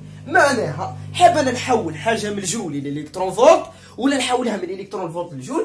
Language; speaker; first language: Arabic; native; Arabic